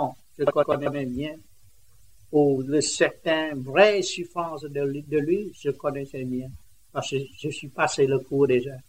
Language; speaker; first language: French; non-native, learner; Vietnamese